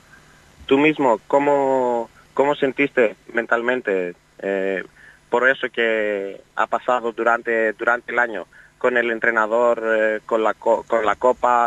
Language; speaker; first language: Spanish; non-native, learner; Greek